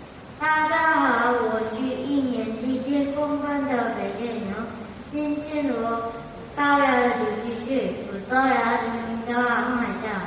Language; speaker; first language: Chinese; non-native, learner; Korean